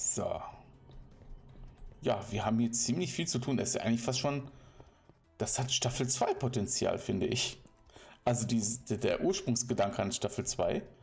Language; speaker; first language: German; native; German